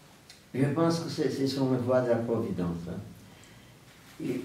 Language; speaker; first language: French; non-native, fluent; Portuguese